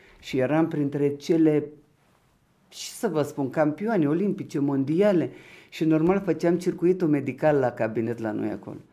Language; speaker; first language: Romanian; non-native, local second language; Ukrainian